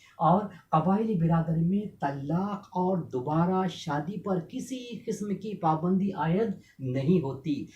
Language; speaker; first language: Urdu; native; Urdu